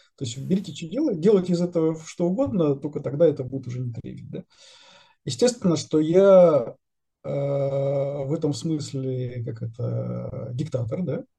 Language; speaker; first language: Russian; native; Russian